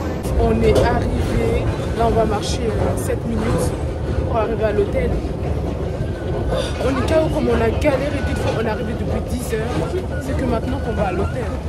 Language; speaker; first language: French; native; French